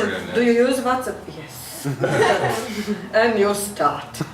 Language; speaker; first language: English; non-native, learner; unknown